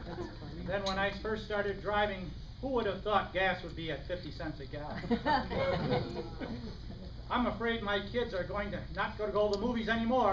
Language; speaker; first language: English; native; English